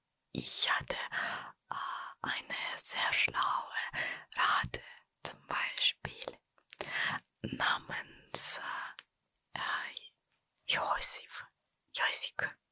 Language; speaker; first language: German; non-native, fluent; Russian